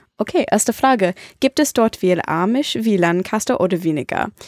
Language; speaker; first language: German; non-native, learner; English